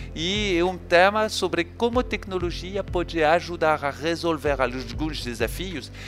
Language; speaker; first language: Portuguese; non-native, fluent; French